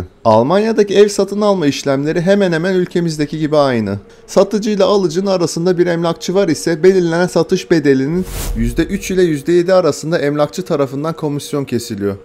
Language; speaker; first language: Turkish; native; Turkish